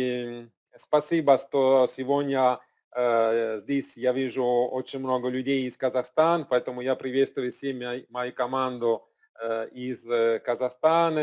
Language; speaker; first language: Russian; non-native, learner; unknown